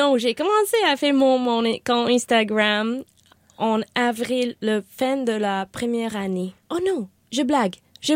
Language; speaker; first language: French; non-native, learner; Spanish